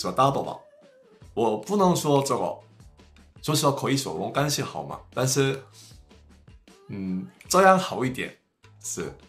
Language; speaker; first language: Chinese; non-native, fluent; Korean